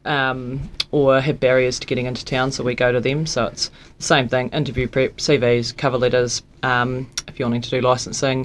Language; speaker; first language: English; native; English